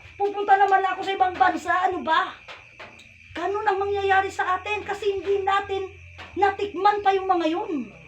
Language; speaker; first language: Filipino; non-native, local second language; Iloko